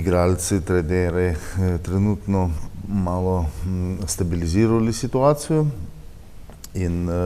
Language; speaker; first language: Slovenian; non-native, learner; Russian